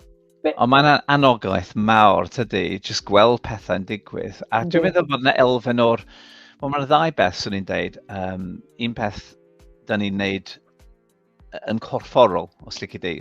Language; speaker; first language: Welsh; non-native, fluent; English